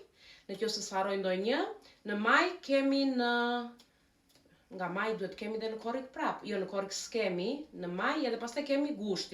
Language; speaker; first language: Albanian; early bilingual, heritage; Albanian